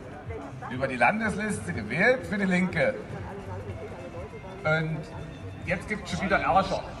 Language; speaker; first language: German; native; German